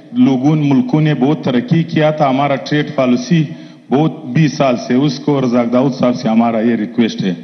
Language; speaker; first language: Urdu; non-native, local second language; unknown